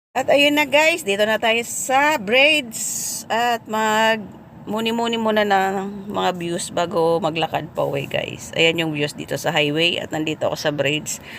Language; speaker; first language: Filipino; native; Filipino